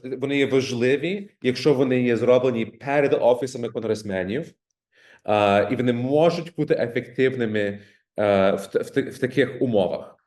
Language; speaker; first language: Ukrainian; early bilingual, heritage; Ukrainian